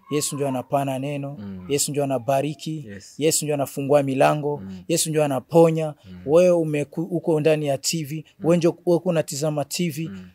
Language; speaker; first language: Swahili; non-native, local second language; Rundi